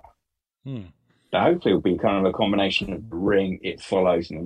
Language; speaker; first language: English; native; English